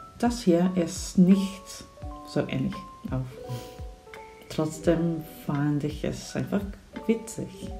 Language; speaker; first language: German; non-native, fluent; Korean